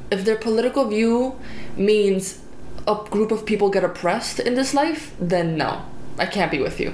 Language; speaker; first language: English; non-native, local second language; Spanish